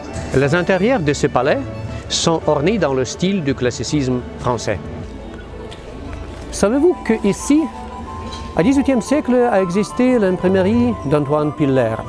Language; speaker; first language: French; non-native, fluent; Ukrainian